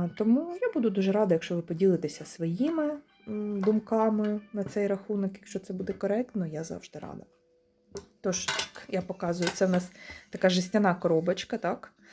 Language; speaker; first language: Ukrainian; non-native, local second language; Russian